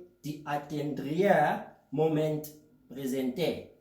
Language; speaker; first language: French; non-native, learner; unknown